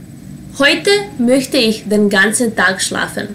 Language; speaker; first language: German; non-native, fluent; Serbian